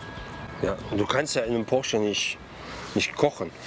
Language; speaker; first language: German; native; German